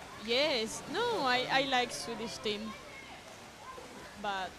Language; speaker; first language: English; non-native, learner; Spanish